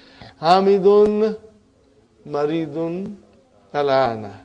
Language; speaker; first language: Arabic; non-native, fluent; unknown